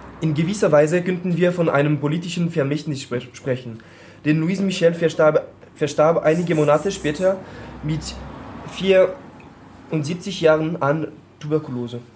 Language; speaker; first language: German; non-native, fluent; French